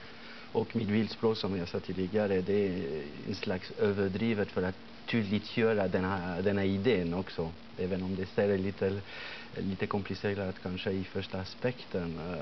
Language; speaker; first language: Swedish; non-native, fluent; French